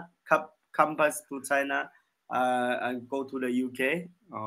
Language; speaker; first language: English; non-native, learner; Chinese